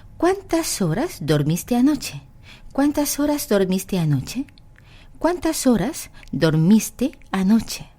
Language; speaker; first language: Spanish; non-native, fluent; Korean